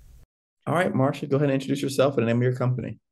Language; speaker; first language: English; native; English